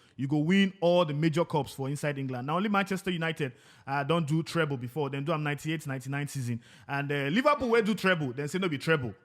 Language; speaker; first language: Nigerian Pidgin; non-native, local second language; Igbo